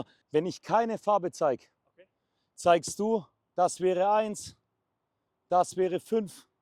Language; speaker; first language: German; native; German